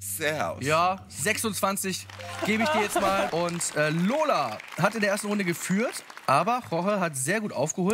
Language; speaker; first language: German; native; German